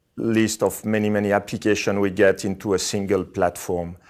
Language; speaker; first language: English; non-native, fluent; French